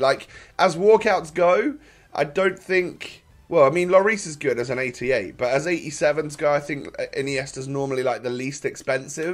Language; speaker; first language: English; native; English